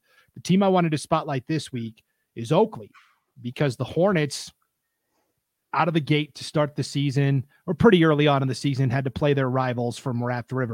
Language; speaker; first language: English; native; English